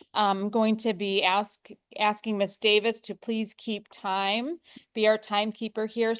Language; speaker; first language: English; native; English